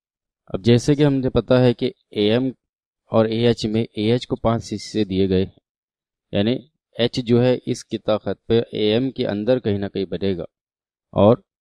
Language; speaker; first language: Urdu; native; Urdu